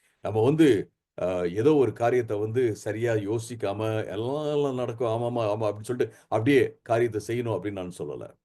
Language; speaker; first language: Tamil; native; Tamil